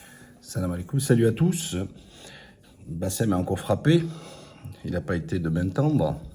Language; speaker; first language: French; native; French